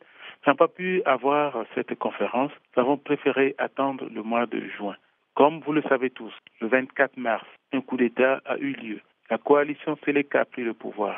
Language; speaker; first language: French; non-native, local second language; Sango